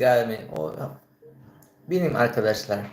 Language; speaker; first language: Turkish; non-native, learner; Filipino